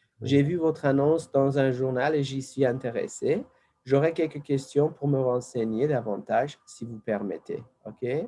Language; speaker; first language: French; non-native, fluent; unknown